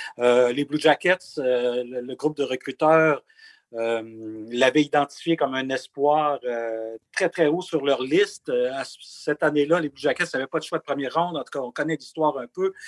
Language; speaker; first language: French; native; French